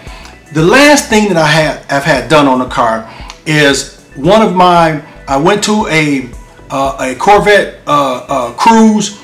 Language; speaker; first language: English; native; English